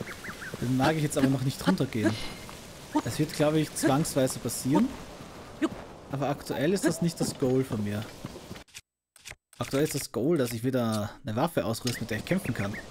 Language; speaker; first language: German; native; German